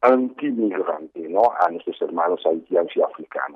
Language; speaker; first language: Spanish; non-native, fluent; Haitian Creole